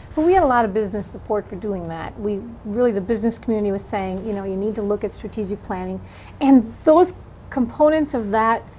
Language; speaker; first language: English; native; English